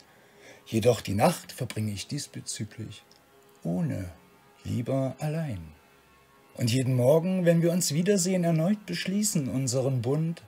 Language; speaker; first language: German; native; German